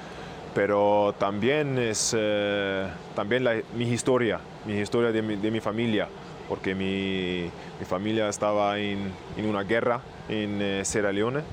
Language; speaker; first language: Spanish; non-native, learner; German